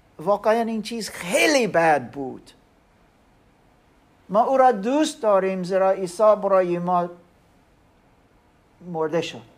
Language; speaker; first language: Persian; non-native, learner; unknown